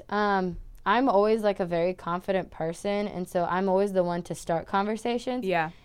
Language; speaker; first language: English; non-native, fluent; Portuguese